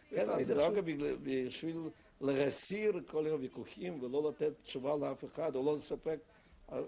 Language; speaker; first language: Hebrew; non-native, fluent; Russian